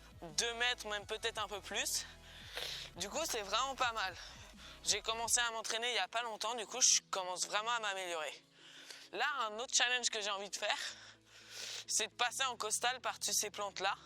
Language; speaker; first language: French; native; French